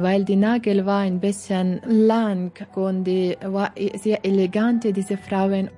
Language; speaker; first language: German; non-native, learner; Persian